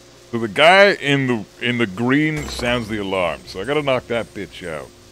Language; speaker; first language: English; early bilingual, other home language; German